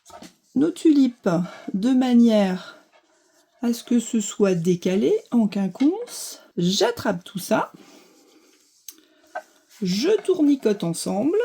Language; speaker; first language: French; native; French